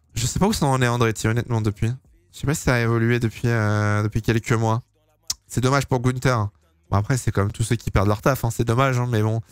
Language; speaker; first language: French; native; French